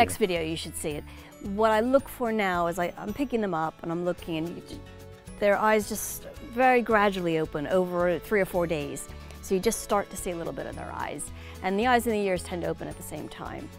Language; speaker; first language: English; native; English